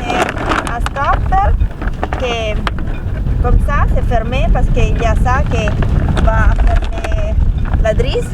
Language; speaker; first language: French; non-native, learner; Italian